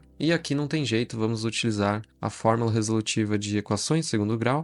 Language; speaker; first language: Portuguese; native; Portuguese